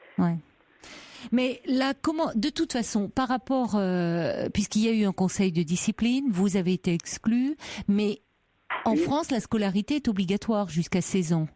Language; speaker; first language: French; native; French